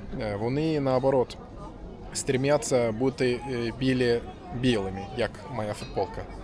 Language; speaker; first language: Ukrainian; non-native, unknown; Turkish